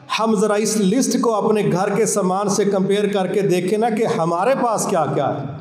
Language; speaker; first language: Urdu; non-native, local second language; Punjabi